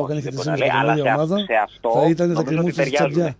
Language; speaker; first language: Greek; native; Greek